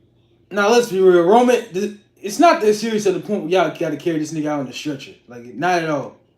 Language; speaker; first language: English; native; English